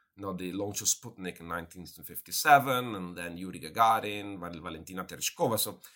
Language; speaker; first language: English; non-native, fluent; Italian